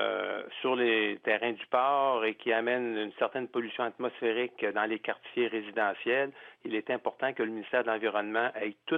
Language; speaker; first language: French; native; French